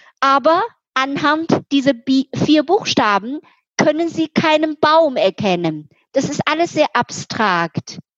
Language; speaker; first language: German; non-native, fluent; Chinese